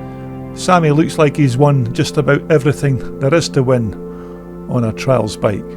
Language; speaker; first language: English; native; English